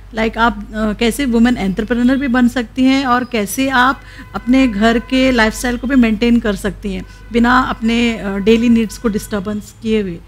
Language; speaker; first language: Hindi; non-native, local second language; Urdu